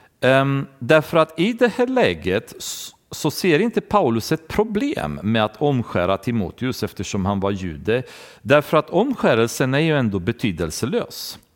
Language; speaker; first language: Swedish; non-native, fluent; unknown